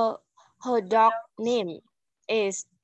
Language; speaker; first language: English; non-native, learner; Vietnamese